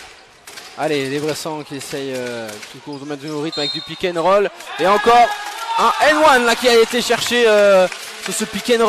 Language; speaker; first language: French; native; French